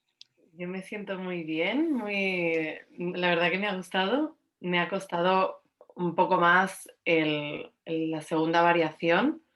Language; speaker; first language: Spanish; native; Spanish